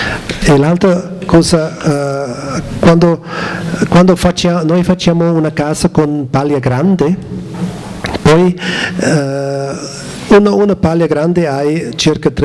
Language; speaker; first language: Italian; non-native, learner; German